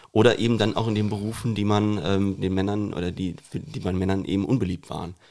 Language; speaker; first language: German; native; German